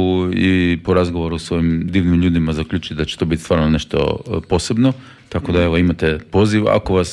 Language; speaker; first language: Serbian; native; Serbian